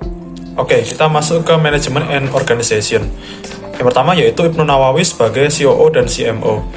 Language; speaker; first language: Indonesian; native; Indonesian